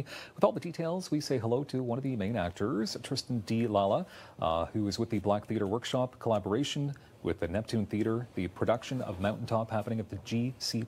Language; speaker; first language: English; native; English